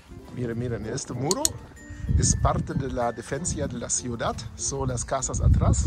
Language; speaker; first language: Spanish; non-native, learner; German